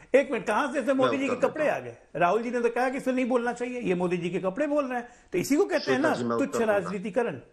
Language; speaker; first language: Hindi; native; Hindi